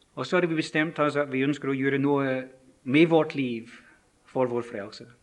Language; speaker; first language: Norwegian; non-native, fluent; English